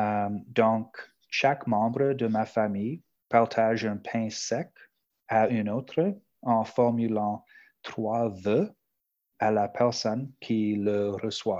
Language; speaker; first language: French; non-native, local second language; English